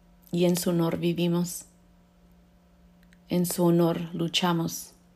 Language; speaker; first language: Spanish; early bilingual, heritage; Spanish